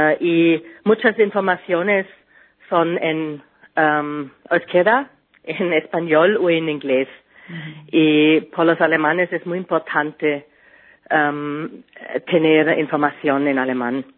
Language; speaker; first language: Spanish; non-native, learner; German